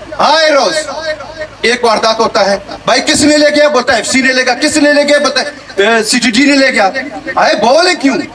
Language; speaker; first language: Urdu; non-native, local second language; Baluchi